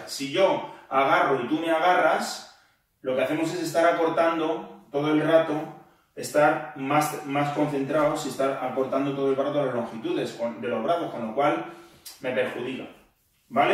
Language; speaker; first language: Spanish; native; Spanish